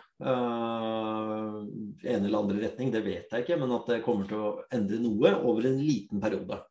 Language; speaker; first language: Norwegian; early bilingual, other home language; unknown